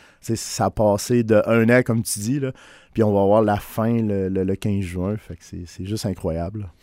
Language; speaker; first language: French; native; French